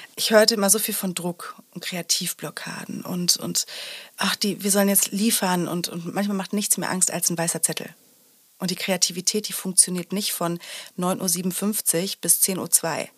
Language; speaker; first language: German; native; German